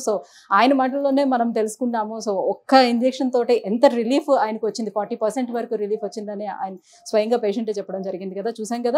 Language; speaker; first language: Telugu; native; Telugu